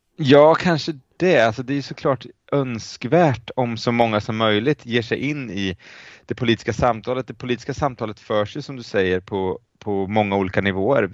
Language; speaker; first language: Swedish; native; Swedish